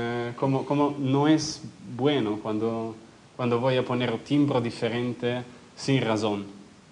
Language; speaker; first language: Spanish; non-native, fluent; Italian